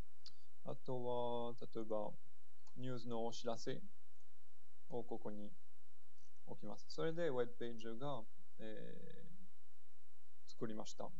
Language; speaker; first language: Japanese; non-native, fluent; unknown